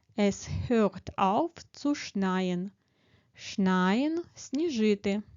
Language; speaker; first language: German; non-native, fluent; Ukrainian